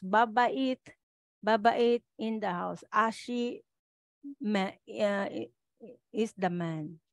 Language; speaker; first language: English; non-native, local second language; Filipino